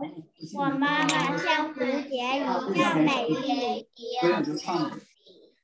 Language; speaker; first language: Chinese; early bilingual, heritage; Chinese